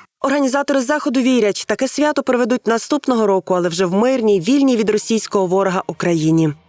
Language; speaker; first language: Ukrainian; native; Ukrainian